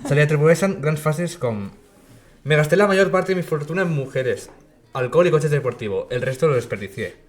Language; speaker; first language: Spanish; non-native, local second language; Catalan